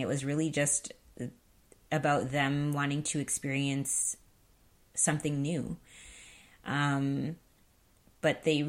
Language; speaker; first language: English; native; English